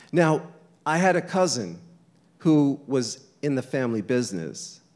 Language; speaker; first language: English; native; English